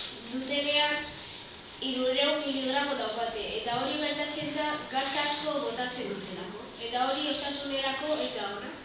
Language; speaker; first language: Basque; non-native, local second language; Spanish